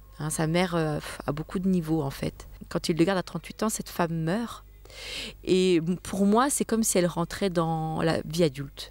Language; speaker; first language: French; native; French